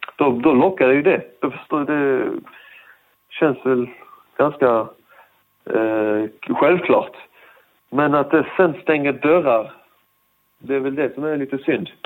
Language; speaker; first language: Swedish; early bilingual, other home language; Persian